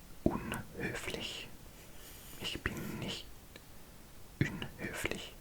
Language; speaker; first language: German; non-native, learner; English